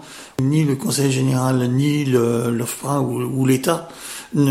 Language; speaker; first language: French; native; French